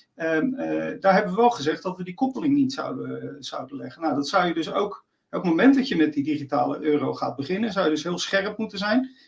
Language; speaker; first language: Dutch; native; Dutch